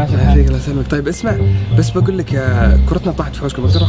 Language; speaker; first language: Arabic; native; Arabic